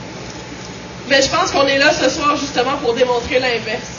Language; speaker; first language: French; native; French